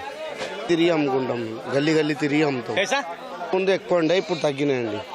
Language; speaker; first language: Telugu; native; Telugu